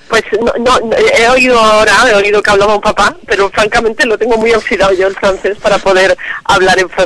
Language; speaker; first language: Spanish; native; Spanish